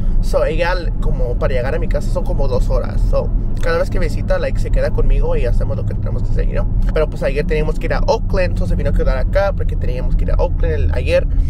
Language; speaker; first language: Spanish; early bilingual, heritage; Spanish